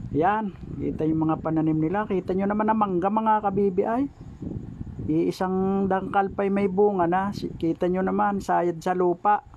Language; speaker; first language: Filipino; native; Filipino